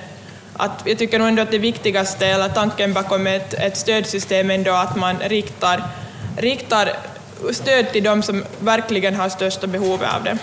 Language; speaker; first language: Swedish; native; Swedish